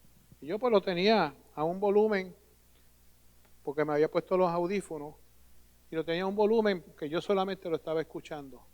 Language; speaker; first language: Spanish; native; Spanish